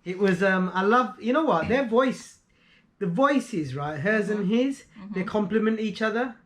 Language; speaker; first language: English; native; English